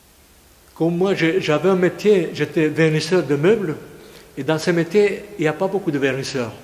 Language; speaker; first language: French; non-native, fluent; Greek